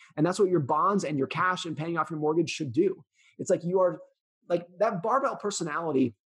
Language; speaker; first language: English; native; English